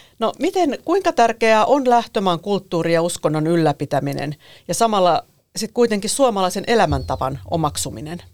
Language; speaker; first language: Finnish; native; Finnish